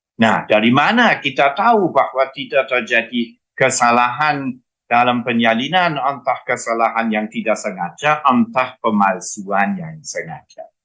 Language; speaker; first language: Indonesian; non-native, fluent; German